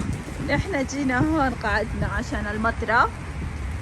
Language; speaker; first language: Arabic; non-native, fluent; Urdu